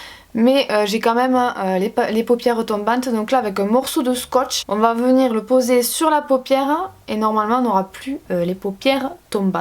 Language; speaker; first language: French; native; French